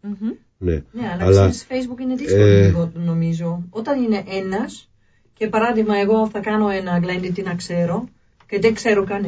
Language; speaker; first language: Greek; non-native, learner; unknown